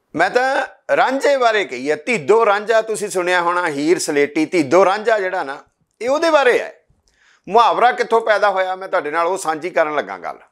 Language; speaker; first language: Hindi; non-native, local second language; Punjabi